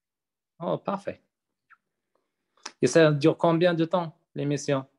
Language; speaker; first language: French; non-native, learner; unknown